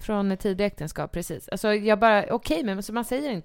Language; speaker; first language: Swedish; native; Swedish